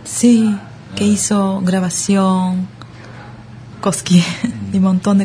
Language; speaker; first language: Spanish; non-native, learner; Japanese